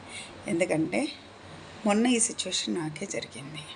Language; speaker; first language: Telugu; native; Telugu